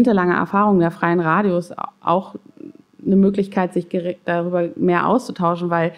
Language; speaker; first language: German; native; German